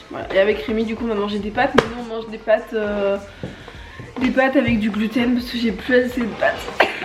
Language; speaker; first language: French; native; French